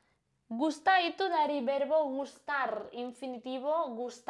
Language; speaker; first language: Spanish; non-native, fluent; Indonesian